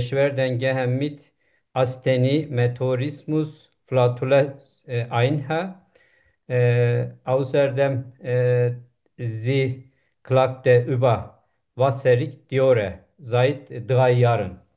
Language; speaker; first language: German; non-native, learner; Turkish